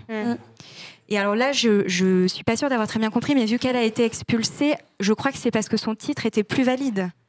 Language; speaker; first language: French; native; French